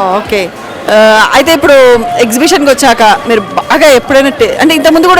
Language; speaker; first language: Telugu; native; Telugu